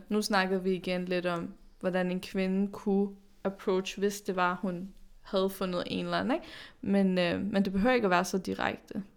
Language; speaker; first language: Danish; early bilingual, other home language; Arabic